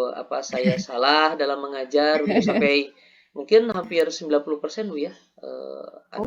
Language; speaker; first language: Indonesian; native; Indonesian